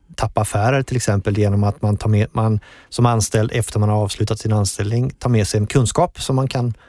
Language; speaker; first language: Swedish; native; Swedish